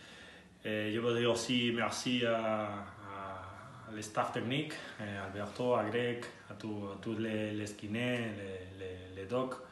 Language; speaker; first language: French; non-native, learner; Spanish